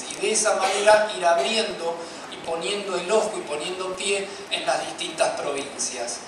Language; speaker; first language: Spanish; native; Spanish